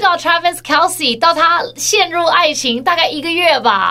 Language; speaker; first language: Chinese; early bilingual, heritage; Chinese